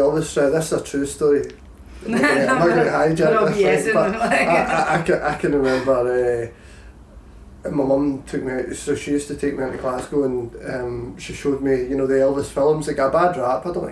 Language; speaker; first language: English; native; English